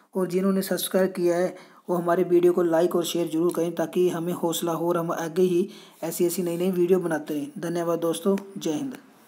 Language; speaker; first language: Hindi; non-native, local second language; Punjabi